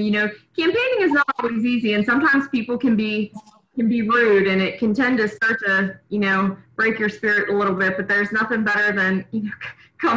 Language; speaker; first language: English; native; English